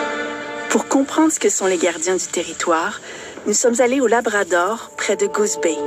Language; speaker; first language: French; native; French